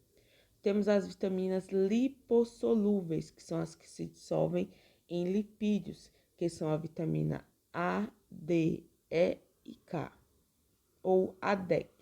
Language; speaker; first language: Portuguese; native; Portuguese